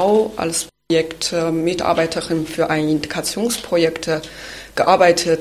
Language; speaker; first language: German; non-native, fluent; Chinese